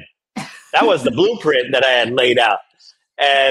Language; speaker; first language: English; native; English